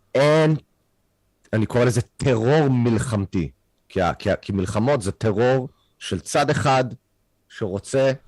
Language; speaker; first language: Hebrew; non-native, fluent; English